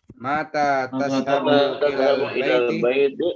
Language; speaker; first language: Arabic; non-native, learner; Indonesian